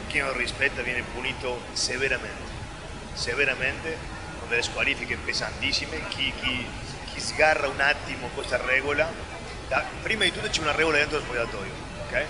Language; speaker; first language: Italian; non-native, fluent; Spanish